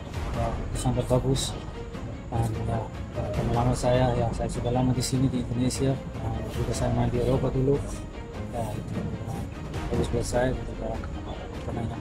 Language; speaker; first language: Indonesian; non-native, fluent; Dutch